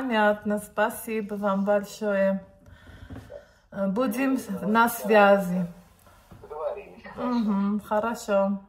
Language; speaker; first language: Russian; non-native, learner; Armenian